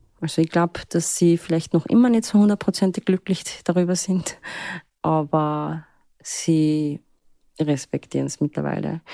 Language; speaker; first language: German; early bilingual, other home language; Turkish